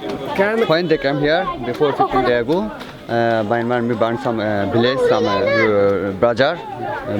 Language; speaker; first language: English; non-native, learner; Rohingya